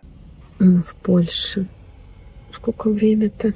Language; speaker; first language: Russian; native; Russian